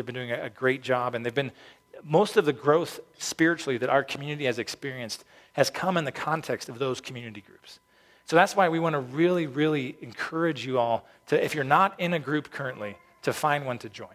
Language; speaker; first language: English; native; English